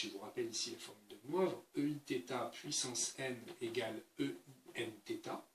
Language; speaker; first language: French; native; French